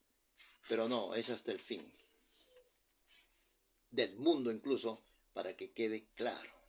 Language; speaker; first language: Spanish; native; Spanish